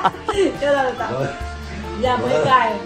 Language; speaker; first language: Japanese; non-native, learner; Filipino